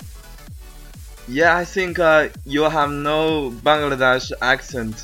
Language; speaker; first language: English; non-native, learner; Chinese